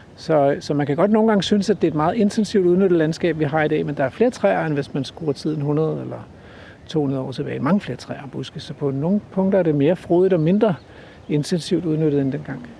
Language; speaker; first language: Danish; native; Danish